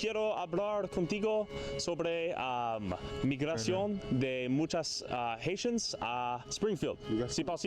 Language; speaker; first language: Spanish; non-native, learner; English